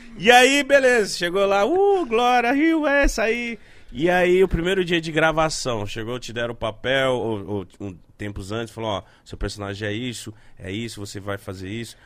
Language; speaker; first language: Portuguese; native; Portuguese